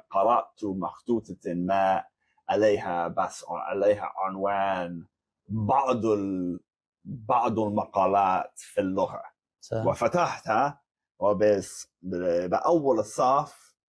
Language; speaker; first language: Arabic; non-native, fluent; English